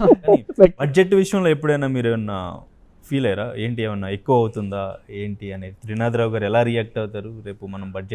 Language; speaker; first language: Telugu; native; Telugu